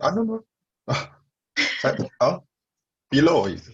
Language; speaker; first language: English; non-native, learner; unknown